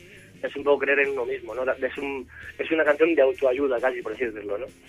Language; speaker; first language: Spanish; native; Spanish